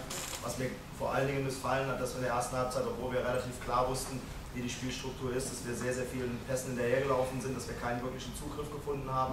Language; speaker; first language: German; native; German